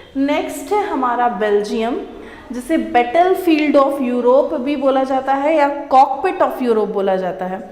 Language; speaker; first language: Hindi; native; Hindi